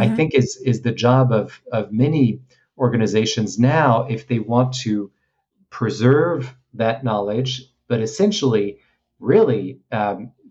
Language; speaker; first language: English; non-native, fluent; French